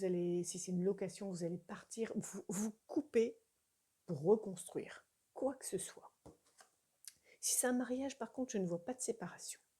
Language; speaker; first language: French; native; French